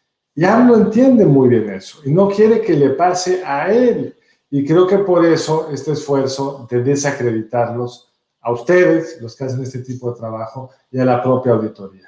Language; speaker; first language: Spanish; native; Spanish